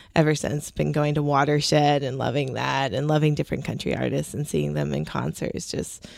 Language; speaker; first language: English; native; English